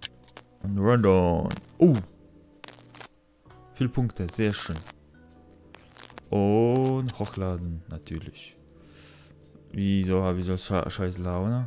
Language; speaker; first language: German; non-native, learner; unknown